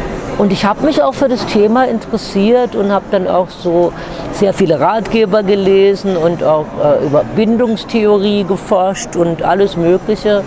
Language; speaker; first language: German; native; German